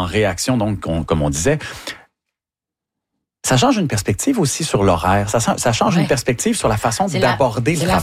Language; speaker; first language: French; native; French